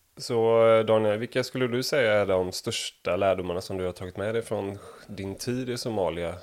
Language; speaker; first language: Swedish; native; Swedish